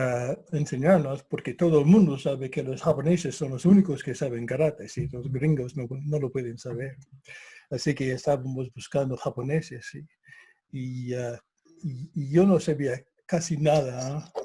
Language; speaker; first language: Spanish; non-native, fluent; English